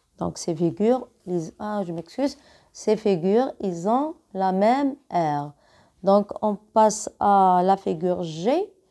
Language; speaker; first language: French; non-native, local second language; Arabic